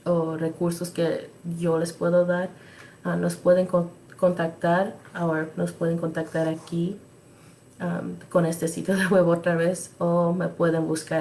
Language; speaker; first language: Spanish; early bilingual, other home language; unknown